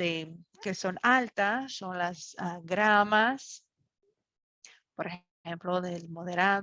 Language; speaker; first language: Spanish; non-native, fluent; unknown